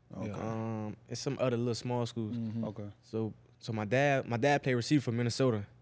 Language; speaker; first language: English; native; English